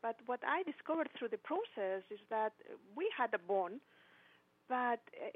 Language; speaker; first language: English; non-native, fluent; Spanish